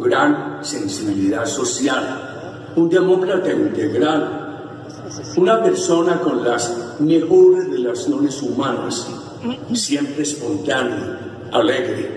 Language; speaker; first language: Spanish; native; Spanish